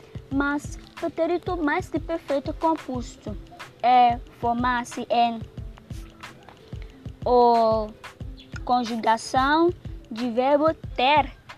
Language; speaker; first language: Portuguese; non-native, learner; Yoruba